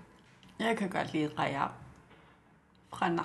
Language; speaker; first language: Danish; non-native, local second language; Kalaallisut